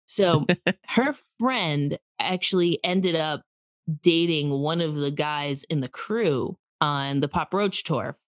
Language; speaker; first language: English; native; English